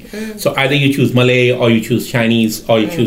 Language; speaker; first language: English; non-native, local second language; Bangla